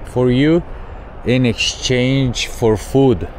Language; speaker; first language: English; non-native, learner; Lithuanian